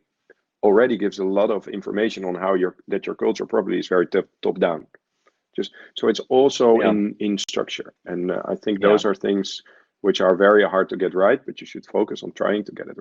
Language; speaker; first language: English; non-native, fluent; Dutch